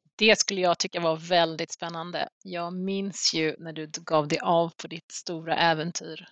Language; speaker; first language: Swedish; native; Swedish